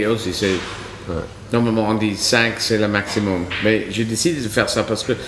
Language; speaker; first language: French; non-native, learner; English